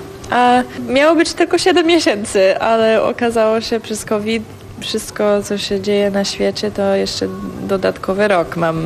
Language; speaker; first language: Polish; non-native, fluent; English